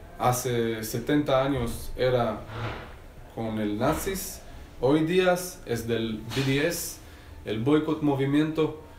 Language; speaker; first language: Spanish; non-native, learner; Hebrew